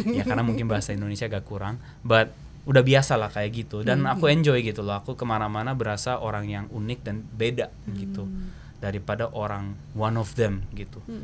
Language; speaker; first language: Indonesian; early bilingual, heritage; Japanese